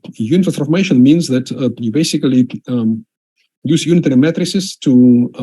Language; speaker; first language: English; non-native, fluent; Russian